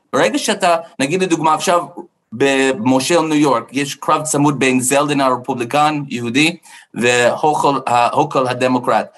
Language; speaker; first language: Hebrew; non-native, fluent; English